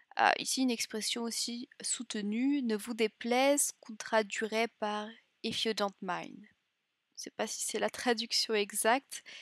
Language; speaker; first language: French; native; French